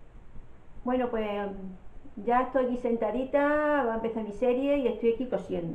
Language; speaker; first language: Spanish; native; Spanish